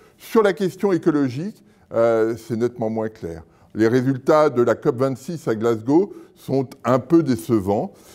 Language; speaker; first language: French; native; French